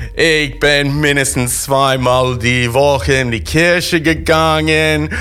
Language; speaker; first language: German; non-native, learner; English